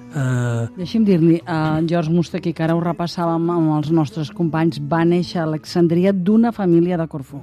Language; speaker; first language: Catalan; native; Catalan